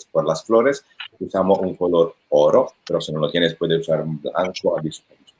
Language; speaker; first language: Spanish; non-native, fluent; Italian